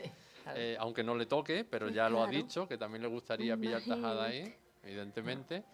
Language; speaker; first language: Spanish; native; Spanish